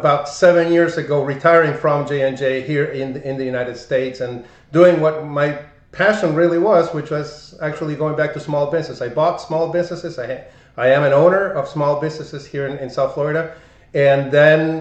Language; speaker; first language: English; non-native, fluent; Spanish